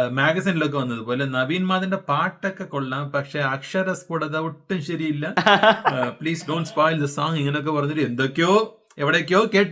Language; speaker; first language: Malayalam; early bilingual, heritage; Malayalam